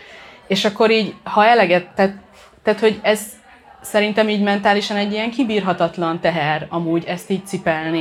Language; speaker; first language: Hungarian; native; Hungarian